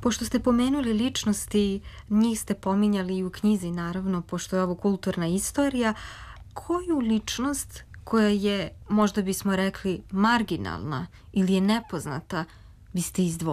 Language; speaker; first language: Serbian; native; Serbian